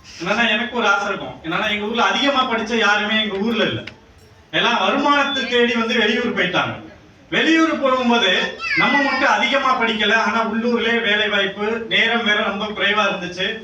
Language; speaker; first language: Tamil; native; Tamil